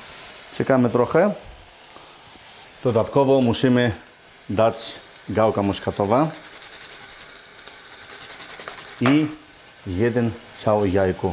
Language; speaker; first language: Polish; non-native, learner; Greek